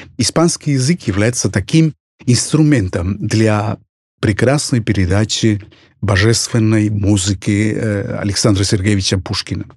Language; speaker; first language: Russian; non-native, fluent; Spanish